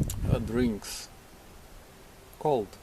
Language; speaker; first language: English; non-native, learner; Ukrainian